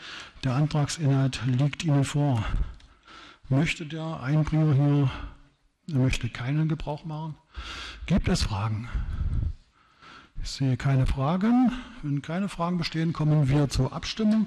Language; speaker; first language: German; native; German